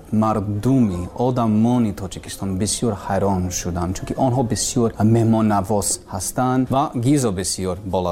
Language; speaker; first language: Persian; non-native, learner; English